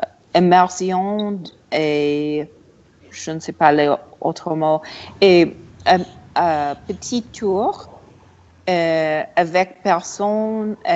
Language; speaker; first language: French; non-native, learner; English